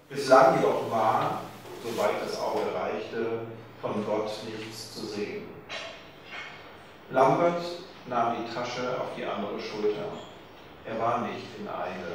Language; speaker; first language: German; native; German